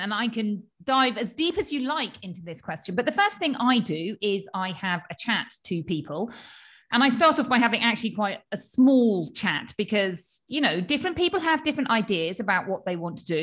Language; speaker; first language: English; native; English